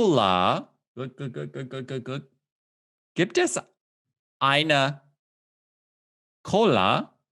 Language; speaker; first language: German; non-native, fluent; English